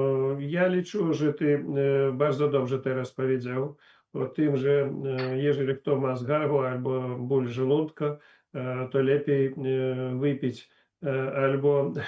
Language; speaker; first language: Polish; non-native, learner; Russian